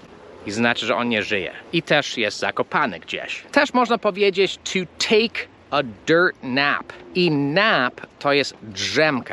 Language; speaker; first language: Polish; non-native, fluent; English